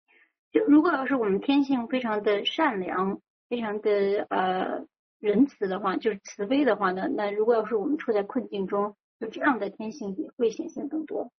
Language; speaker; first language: Chinese; native; Chinese